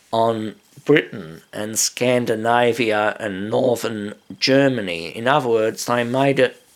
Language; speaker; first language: English; native; English